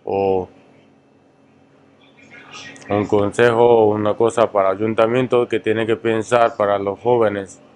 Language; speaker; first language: Spanish; non-native, fluent; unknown